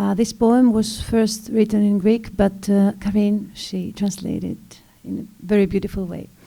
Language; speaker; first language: English; non-native, fluent; Greek